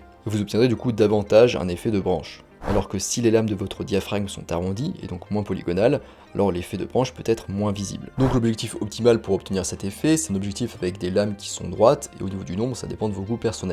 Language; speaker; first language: French; native; French